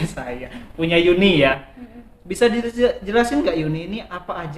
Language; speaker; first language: Indonesian; native; Indonesian